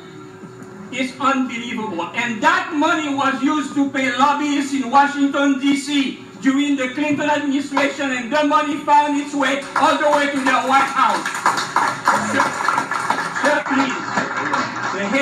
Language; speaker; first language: English; early bilingual, other home language; Haitian Creole